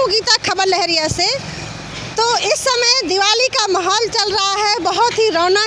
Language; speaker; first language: Hindi; native; Hindi